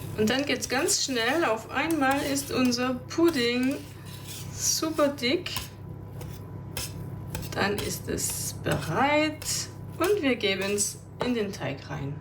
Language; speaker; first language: German; non-native, fluent; French